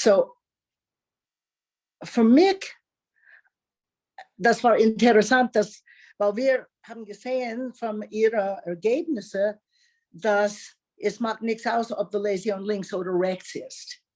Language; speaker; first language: German; non-native, learner; English